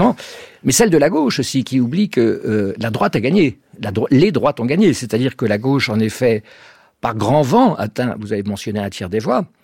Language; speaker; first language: French; native; French